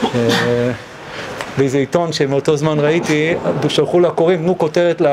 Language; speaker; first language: Hebrew; early bilingual, other home language; English